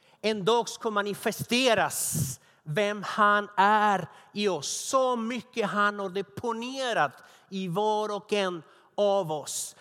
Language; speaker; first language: Swedish; non-native, fluent; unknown